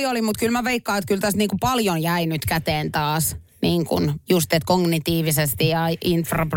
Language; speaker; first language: Finnish; native; Finnish